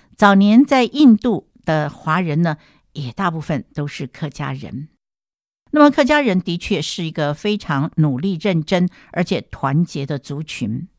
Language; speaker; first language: Chinese; native; Chinese